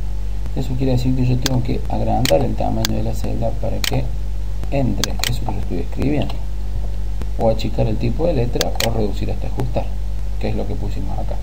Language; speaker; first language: Spanish; native; Spanish